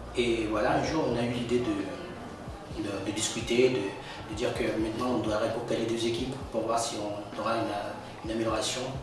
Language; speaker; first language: French; non-native, local second language; Comorian